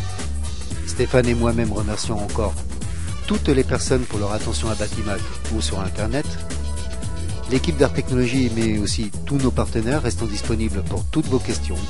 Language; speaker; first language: French; native; French